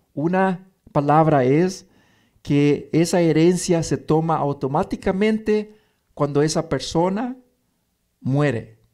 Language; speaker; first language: Spanish; early bilingual, heritage; Spanish